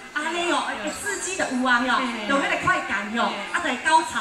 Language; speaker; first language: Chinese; native; Chinese